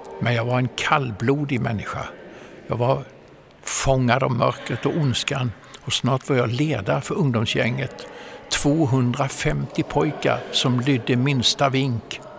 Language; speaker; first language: Swedish; native; Swedish